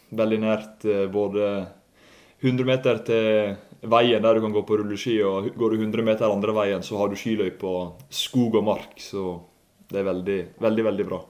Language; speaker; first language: Norwegian; native; Norwegian